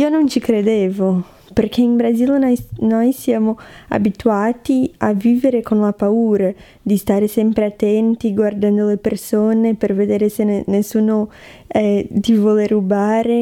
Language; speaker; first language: Italian; non-native, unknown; Portuguese